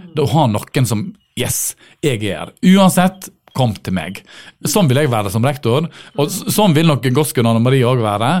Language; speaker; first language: Norwegian; native; Norwegian